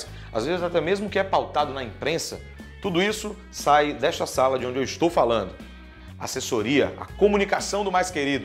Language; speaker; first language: Portuguese; native; Portuguese